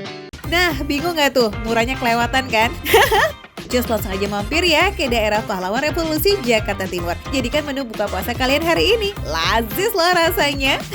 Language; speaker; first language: Indonesian; native; Indonesian